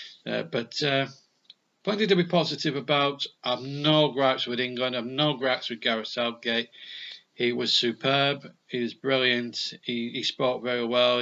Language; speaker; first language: English; native; English